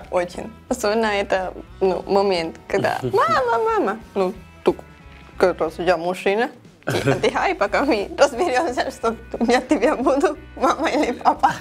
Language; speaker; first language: Russian; non-native, learner; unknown